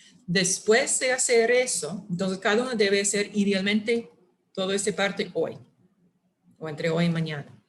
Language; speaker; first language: Spanish; non-native, fluent; English